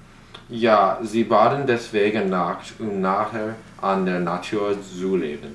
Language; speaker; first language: German; non-native, learner; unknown